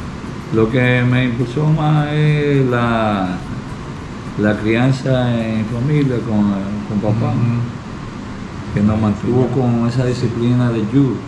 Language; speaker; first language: Spanish; early bilingual, other home language; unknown